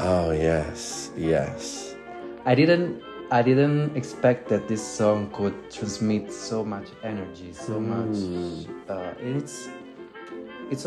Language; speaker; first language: English; non-native, fluent; Italian